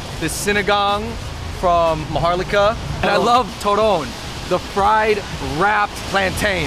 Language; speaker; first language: English; native; English